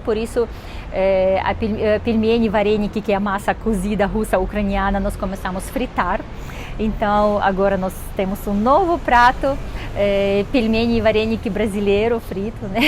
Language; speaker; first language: Portuguese; non-native, fluent; Russian